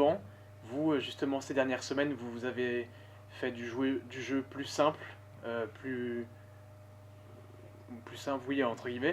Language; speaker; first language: French; native; French